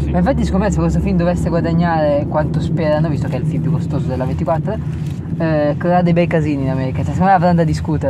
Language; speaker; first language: Italian; native; Italian